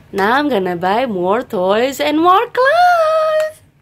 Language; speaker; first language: English; non-native, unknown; Javanese